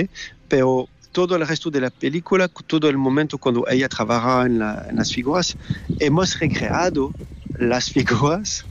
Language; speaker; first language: Spanish; non-native, learner; French